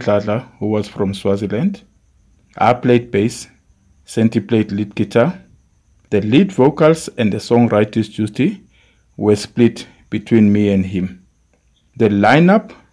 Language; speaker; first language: English; non-native, local second language; Zulu